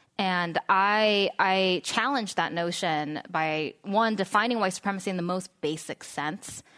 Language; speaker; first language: English; non-native, fluent; Korean